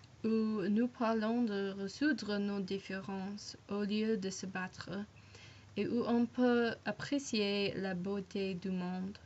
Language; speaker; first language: French; non-native, learner; English